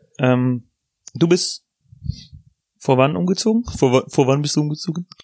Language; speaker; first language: German; native; German